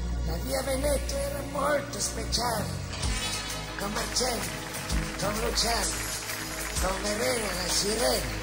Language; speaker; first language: Italian; non-native, learner; French